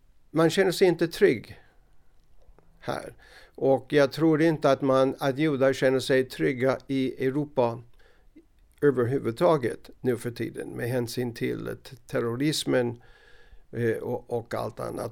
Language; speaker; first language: Swedish; non-native, fluent; English